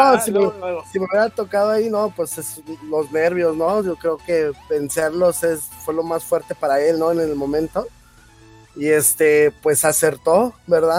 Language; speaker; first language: Spanish; native; Spanish